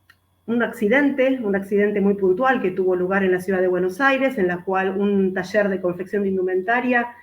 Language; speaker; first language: Spanish; native; Spanish